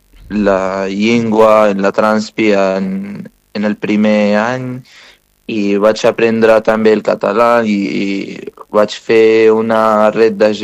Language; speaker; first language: Catalan; non-native, fluent; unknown